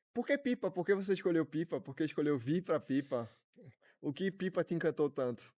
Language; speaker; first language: Portuguese; native; Portuguese